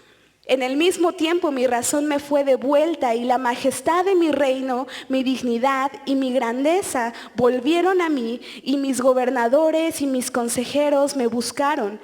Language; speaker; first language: Spanish; native; Spanish